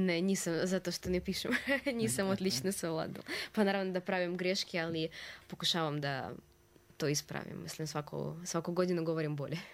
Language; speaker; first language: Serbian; non-native, fluent; Russian